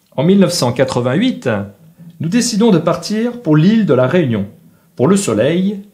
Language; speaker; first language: French; native; French